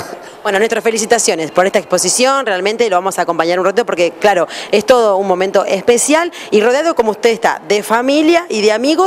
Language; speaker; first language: Spanish; native; Spanish